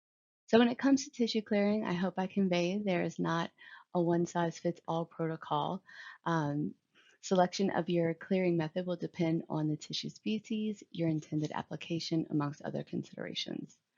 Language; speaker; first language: English; native; English